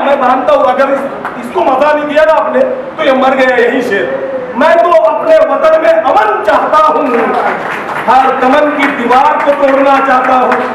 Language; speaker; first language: Hindi; non-native, local second language; Marathi